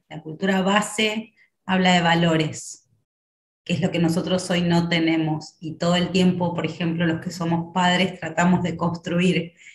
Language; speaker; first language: Spanish; native; Spanish